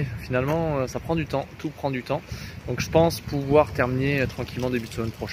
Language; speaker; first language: French; native; French